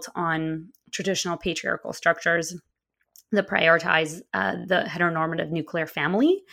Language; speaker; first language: English; early bilingual, other home language; Russian